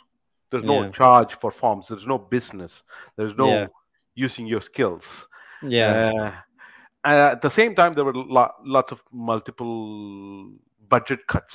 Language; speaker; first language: English; non-native, local second language; Tamil